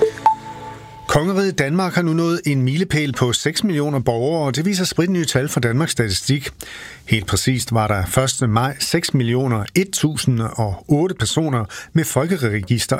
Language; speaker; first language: Danish; native; Danish